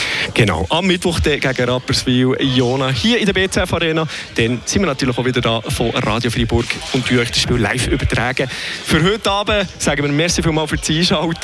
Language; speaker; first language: German; native; German